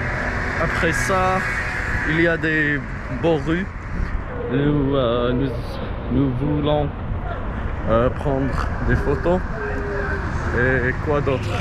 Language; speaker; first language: French; non-native, learner; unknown